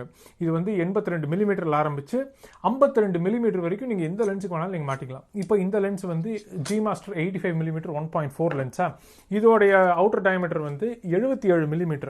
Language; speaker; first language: Tamil; native; Tamil